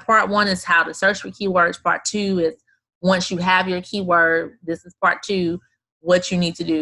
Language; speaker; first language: English; native; English